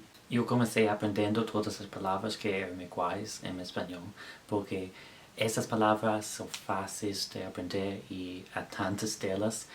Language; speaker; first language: Portuguese; non-native, learner; English